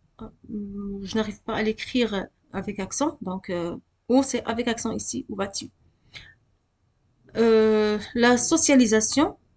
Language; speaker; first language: French; non-native, local second language; Arabic